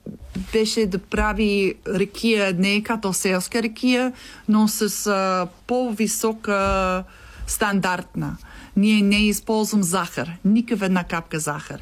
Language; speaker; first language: Bulgarian; non-native, learner; English